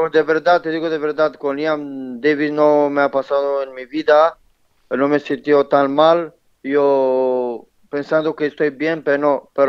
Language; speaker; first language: Spanish; non-native, learner; Romanian